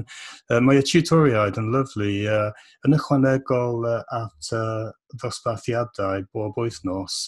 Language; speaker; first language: Welsh; non-native, fluent; English